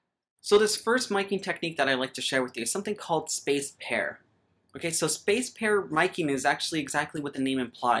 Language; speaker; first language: English; native; English